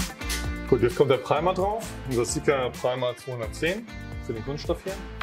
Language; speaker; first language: German; native; German